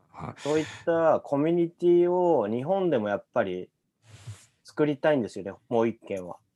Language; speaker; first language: Japanese; native; Japanese